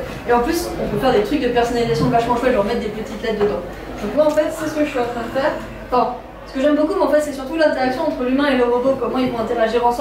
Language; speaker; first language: French; native; French